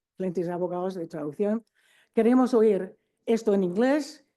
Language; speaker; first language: Spanish; non-native, fluent; English